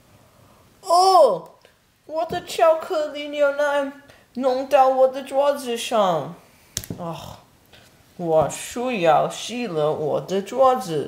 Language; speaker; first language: Chinese; non-native, learner; English